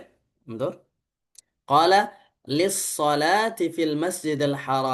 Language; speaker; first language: Arabic; non-native, fluent; Indonesian